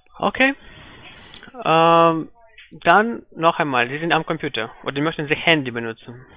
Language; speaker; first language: German; non-native, fluent; Slovenian